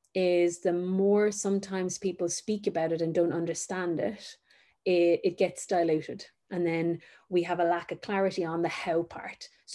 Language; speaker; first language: English; native; English